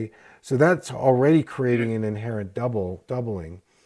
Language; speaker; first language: English; native; English